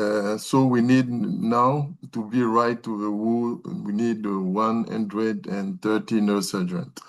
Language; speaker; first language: English; non-native, learner; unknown